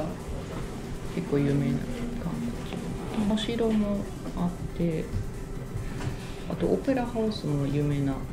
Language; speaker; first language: Japanese; non-native, fluent; German